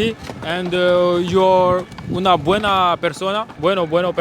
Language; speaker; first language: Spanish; non-native, learner; French